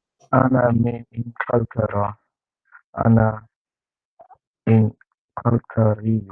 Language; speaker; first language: Arabic; non-native, learner; English